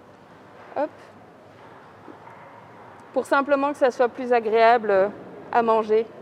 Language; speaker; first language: French; native; French